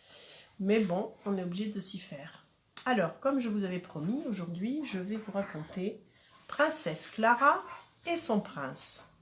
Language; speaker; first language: French; native; French